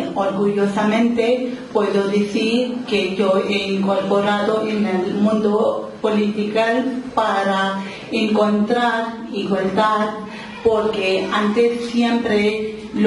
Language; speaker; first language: Spanish; non-native, local second language; Urdu